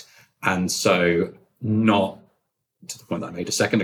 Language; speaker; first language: English; native; English